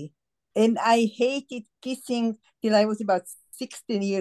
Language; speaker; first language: English; non-native, fluent; Slovak